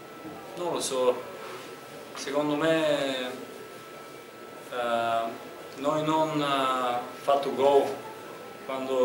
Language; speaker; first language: Italian; non-native, learner; Bulgarian